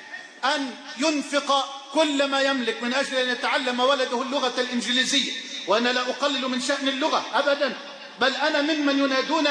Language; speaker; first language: Arabic; native; Arabic